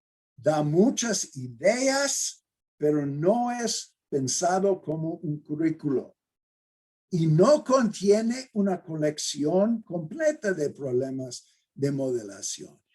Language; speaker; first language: Spanish; non-native, fluent; English